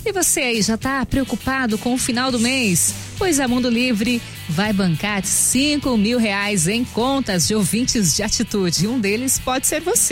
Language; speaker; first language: Portuguese; native; Portuguese